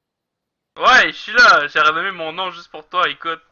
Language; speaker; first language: French; native; French